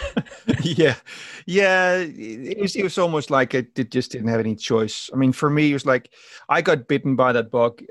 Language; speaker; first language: English; non-native, fluent; Danish